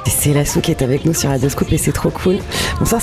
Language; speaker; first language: French; native; French